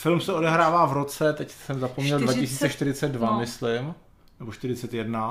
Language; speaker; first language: Czech; native; Czech